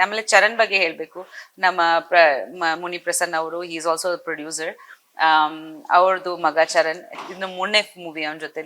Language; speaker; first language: Kannada; non-native, fluent; Bangla